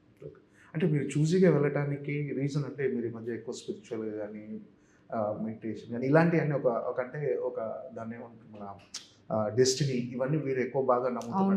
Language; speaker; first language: Telugu; native; Telugu